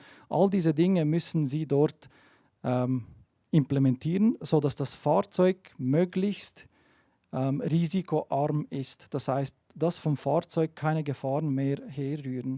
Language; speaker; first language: German; native; German